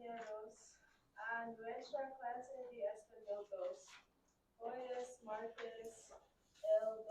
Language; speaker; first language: Spanish; non-native, learner; English